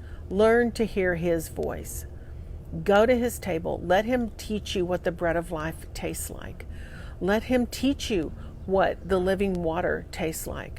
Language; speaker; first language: English; native; English